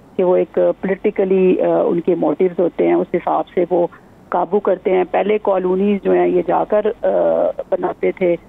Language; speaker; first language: Urdu; non-native, local second language; Punjabi